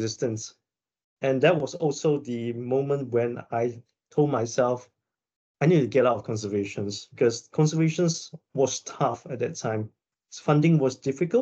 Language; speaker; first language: English; non-native, local second language; Chinese